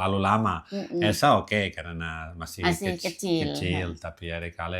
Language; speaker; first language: Indonesian; non-native, learner; Catalan